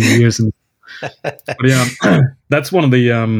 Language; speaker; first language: English; non-native, fluent; Swedish